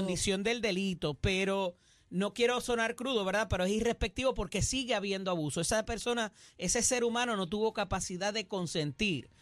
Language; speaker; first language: Spanish; native; Spanish